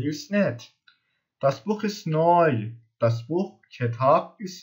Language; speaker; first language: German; non-native, fluent; Persian